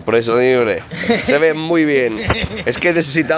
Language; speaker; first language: Spanish; non-native, learner; English